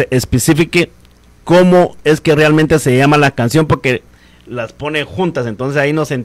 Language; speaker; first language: Spanish; native; Spanish